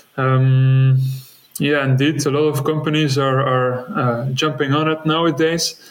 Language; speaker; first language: English; non-native, fluent; Dutch